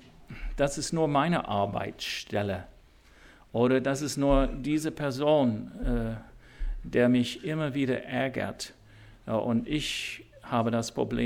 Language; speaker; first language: German; non-native, fluent; English